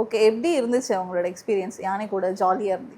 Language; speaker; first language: Tamil; native; Tamil